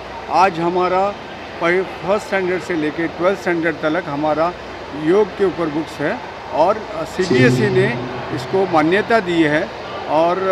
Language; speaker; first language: Hindi; native; Hindi